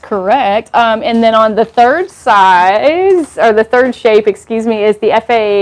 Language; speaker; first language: English; native; English